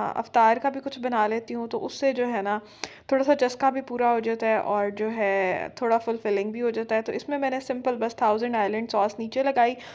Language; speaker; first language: Urdu; native; Urdu